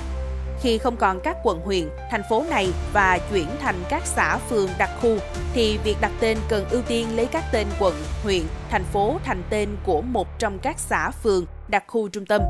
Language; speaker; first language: Vietnamese; native; Vietnamese